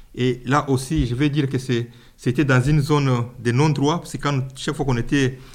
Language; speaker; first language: French; non-native, local second language; Luba-Lulua